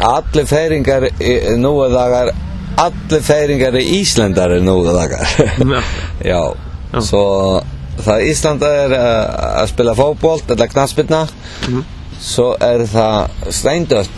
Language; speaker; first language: Icelandic; non-native, learner; Faroese